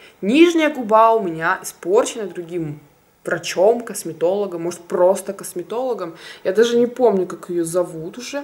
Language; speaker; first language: Russian; native; Russian